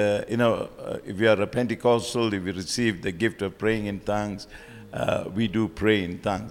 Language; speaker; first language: English; non-native, local second language; Tamil